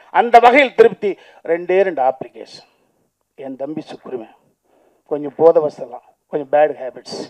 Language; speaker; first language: Tamil; native; Tamil